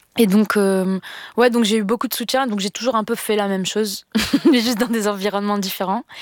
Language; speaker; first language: French; non-native, local second language; Arabic